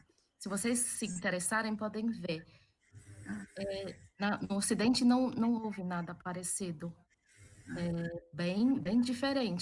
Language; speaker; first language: Portuguese; early bilingual, other home language; Chinese